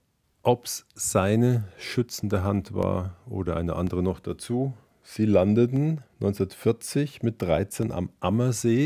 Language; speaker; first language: German; native; German